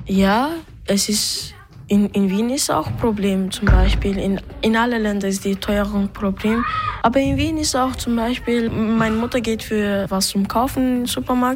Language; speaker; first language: German; early bilingual, other home language; Turkish